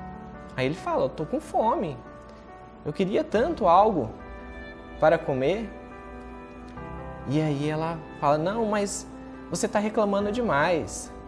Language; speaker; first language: Portuguese; native; Portuguese